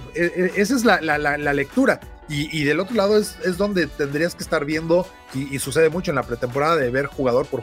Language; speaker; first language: Spanish; native; Spanish